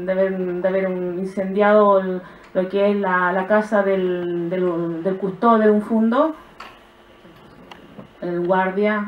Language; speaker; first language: Spanish; native; Spanish